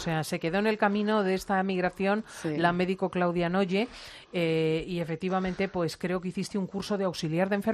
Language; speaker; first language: Spanish; native; Spanish